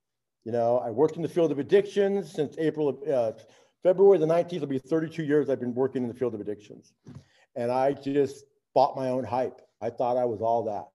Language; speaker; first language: English; native; English